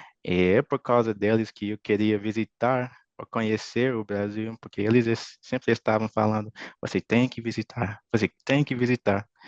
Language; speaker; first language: Portuguese; non-native, fluent; English